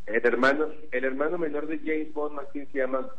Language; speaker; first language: Spanish; native; Spanish